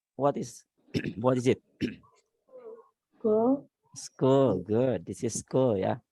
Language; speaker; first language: English; non-native, learner; Indonesian